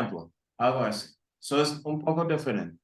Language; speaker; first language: Spanish; early bilingual, heritage; Spanish